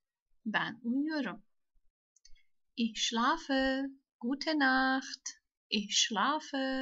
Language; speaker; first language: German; non-native, fluent; Turkish